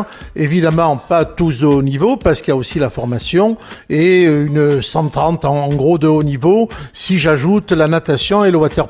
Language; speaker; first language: French; native; French